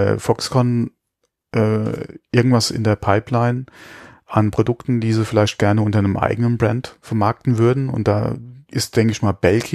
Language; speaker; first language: German; native; German